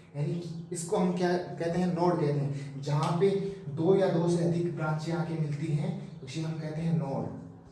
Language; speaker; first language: Hindi; native; Hindi